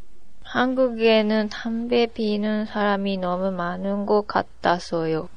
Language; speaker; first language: Korean; non-native, learner; Japanese